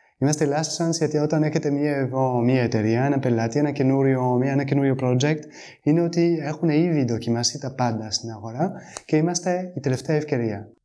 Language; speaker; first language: Greek; non-native, fluent; French